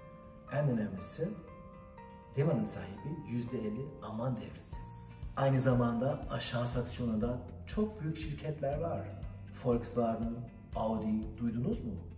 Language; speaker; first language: Turkish; non-native, learner; German